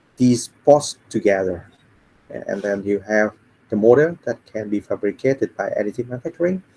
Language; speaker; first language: English; non-native, fluent; Vietnamese